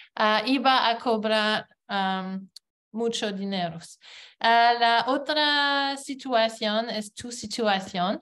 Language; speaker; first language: Spanish; non-native, learner; English